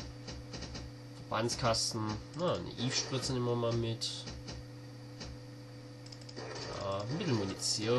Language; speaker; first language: German; native; German